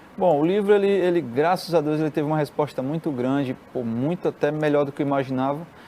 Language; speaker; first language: Portuguese; native; Portuguese